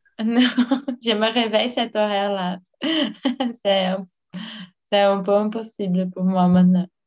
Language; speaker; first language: French; non-native, learner; Portuguese